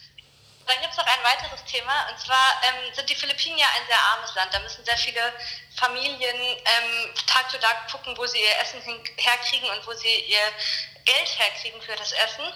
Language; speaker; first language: German; native; German